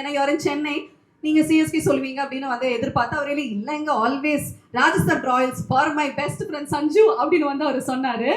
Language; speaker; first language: Tamil; native; Tamil